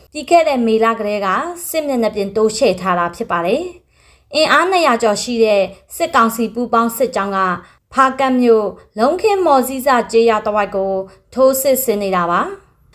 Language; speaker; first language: Burmese; native; Burmese